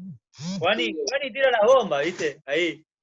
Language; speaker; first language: Spanish; native; Spanish